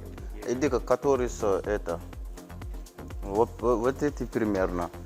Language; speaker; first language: Russian; non-native, learner; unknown